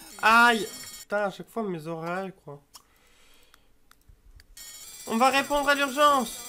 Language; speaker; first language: French; native; French